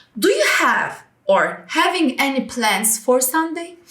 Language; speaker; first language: English; non-native, fluent; Turkish